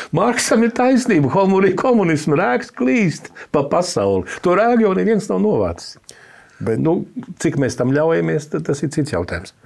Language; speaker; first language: Latvian; native; Latvian